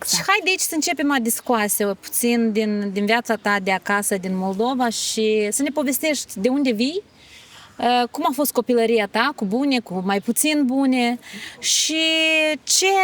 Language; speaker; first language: Romanian; native; Romanian